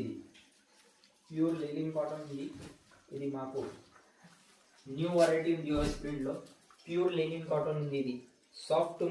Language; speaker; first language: Telugu; non-native, local second language; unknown